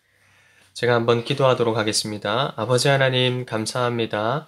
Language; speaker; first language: Korean; native; Korean